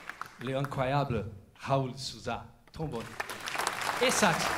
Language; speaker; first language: French; non-native, learner; Portuguese